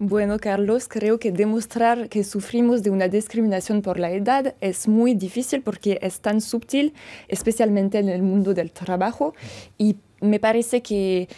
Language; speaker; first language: Spanish; non-native, fluent; French